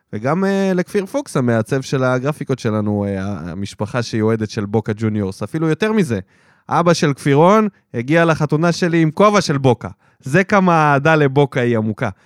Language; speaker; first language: Hebrew; early bilingual, other home language; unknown